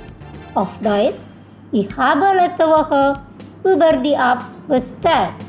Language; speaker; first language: German; non-native, fluent; Indonesian